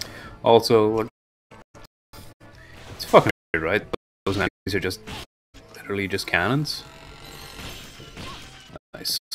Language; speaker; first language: English; native; English